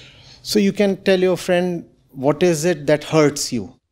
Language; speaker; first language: English; non-native, local second language; Hindi